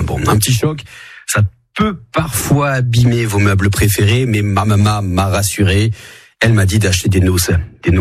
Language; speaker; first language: French; native; French